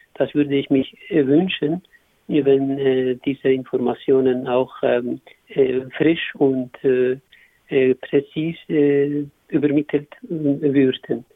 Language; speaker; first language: German; non-native, learner; Kurdish